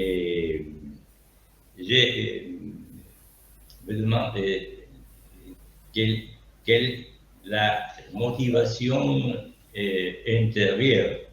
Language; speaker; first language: French; non-native, learner; Italian